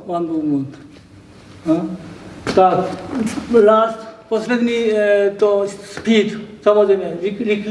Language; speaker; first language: Czech; non-native, learner; Korean